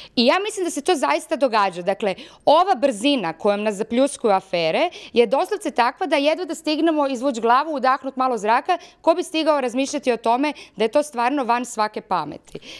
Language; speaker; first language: Croatian; native; Croatian